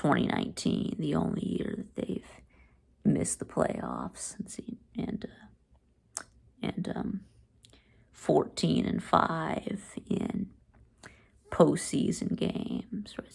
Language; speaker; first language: English; native; English